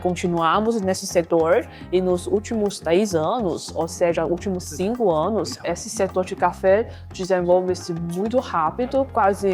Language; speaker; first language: Portuguese; non-native, fluent; Chinese